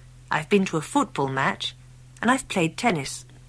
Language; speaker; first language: English; native; English